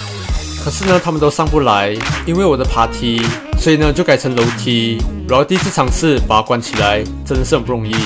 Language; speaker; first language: Chinese; native; Chinese